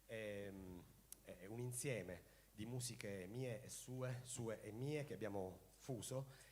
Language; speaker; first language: Italian; native; Italian